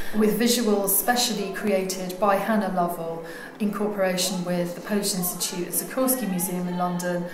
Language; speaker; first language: English; early bilingual, other home language; Polish